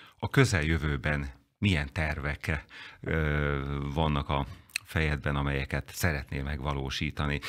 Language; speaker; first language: Hungarian; native; Hungarian